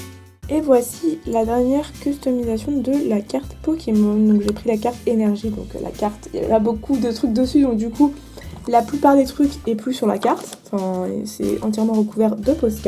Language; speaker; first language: French; native; French